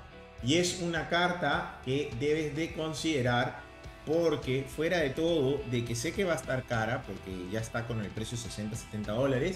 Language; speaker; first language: Spanish; native; Spanish